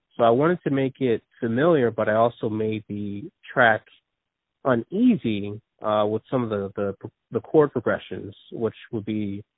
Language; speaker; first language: English; native; English